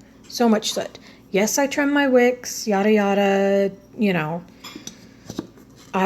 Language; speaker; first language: English; native; English